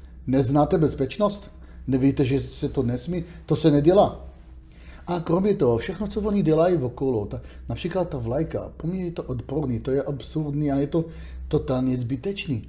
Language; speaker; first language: Czech; non-native, learner; Hebrew